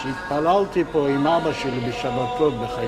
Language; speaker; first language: Hebrew; non-native, local second language; Yiddish